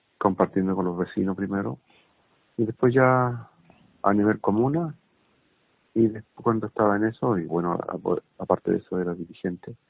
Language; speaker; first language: Spanish; non-native, local second language; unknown